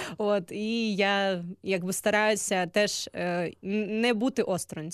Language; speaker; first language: Ukrainian; non-native, local second language; Russian